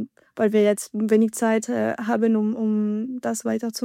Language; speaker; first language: German; non-native, fluent; French